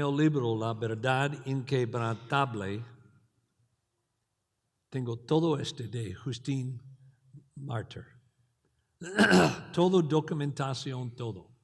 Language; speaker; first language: Spanish; non-native, learner; English